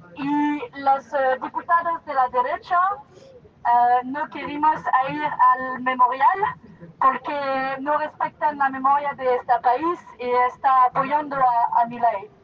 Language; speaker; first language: Spanish; non-native, learner; French